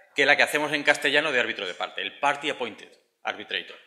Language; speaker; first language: Spanish; native; Spanish